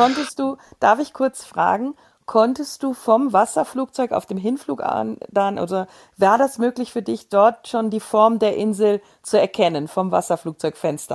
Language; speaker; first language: German; native; German